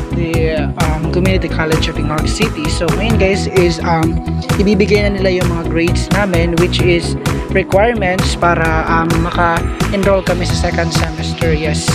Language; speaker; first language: Filipino; non-native, local second language; Cebuano